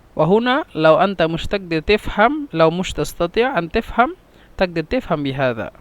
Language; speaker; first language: Egyptian Arabic; non-native, fluent; Bangla